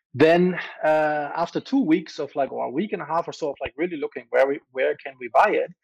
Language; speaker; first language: English; non-native, fluent; German